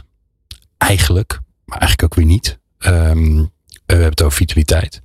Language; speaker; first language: Dutch; native; Dutch